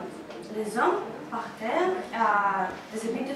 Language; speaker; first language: French; non-native, learner; Russian